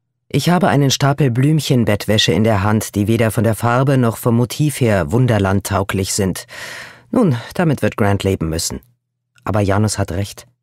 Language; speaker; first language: German; native; German